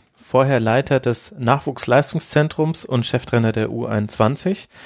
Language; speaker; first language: German; native; German